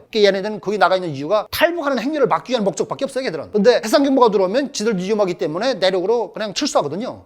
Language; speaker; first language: Korean; native; Korean